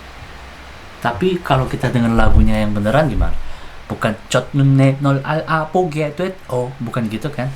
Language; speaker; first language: Indonesian; non-native, fluent; Korean